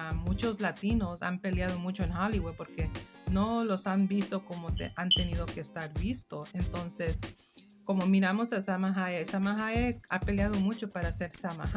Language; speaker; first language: Spanish; non-native, fluent; English